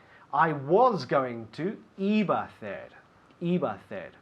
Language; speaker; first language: Spanish; non-native, fluent; English